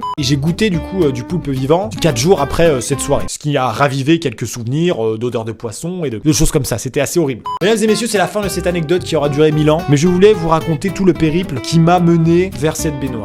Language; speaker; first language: French; native; French